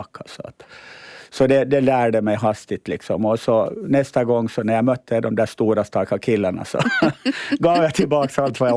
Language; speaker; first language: Swedish; native; Swedish